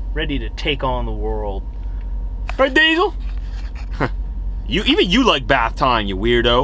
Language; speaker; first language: English; native; English